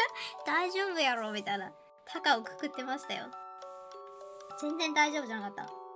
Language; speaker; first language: Japanese; native; Japanese